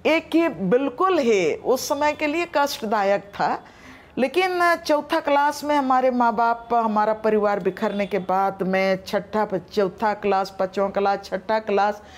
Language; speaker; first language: Hindi; non-native, local second language; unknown